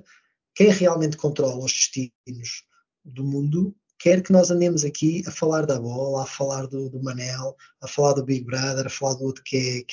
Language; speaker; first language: Portuguese; native; Portuguese